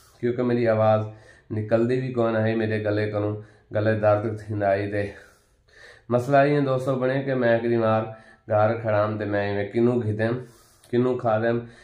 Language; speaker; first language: Punjabi; non-native, local second language; Saraiki